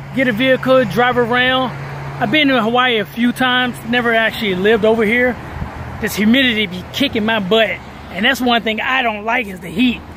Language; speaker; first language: English; native; English